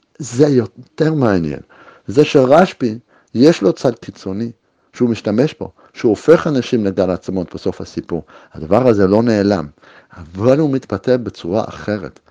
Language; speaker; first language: Hebrew; native; Hebrew